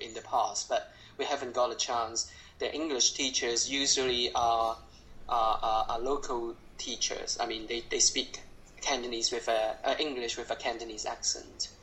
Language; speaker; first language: English; non-native, local second language; Cantonese